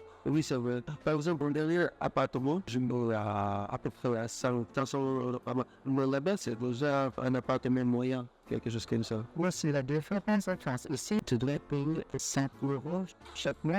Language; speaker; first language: French; non-native, fluent; Filipino